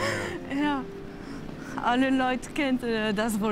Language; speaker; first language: German; non-native, learner; French